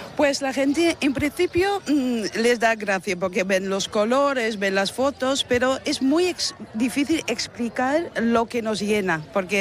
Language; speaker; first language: Spanish; non-native, fluent; Dutch